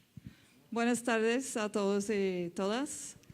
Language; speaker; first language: Spanish; non-native, fluent; Norwegian